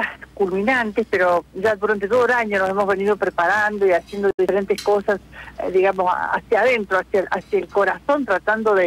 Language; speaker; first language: Spanish; native; Spanish